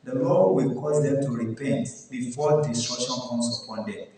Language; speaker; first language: English; non-native, local second language; Yoruba